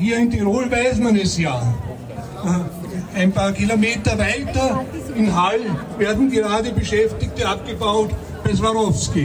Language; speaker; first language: German; native; German